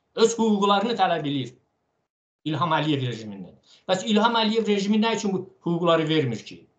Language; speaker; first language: Azerbaijani; non-native, local second language; Talysh